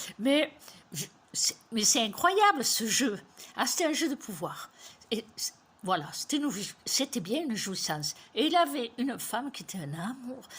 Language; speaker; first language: French; native; French